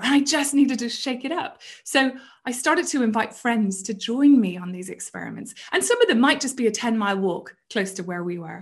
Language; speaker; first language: English; native; English